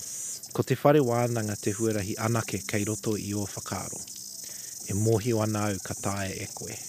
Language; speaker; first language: Māori; non-native, local second language; English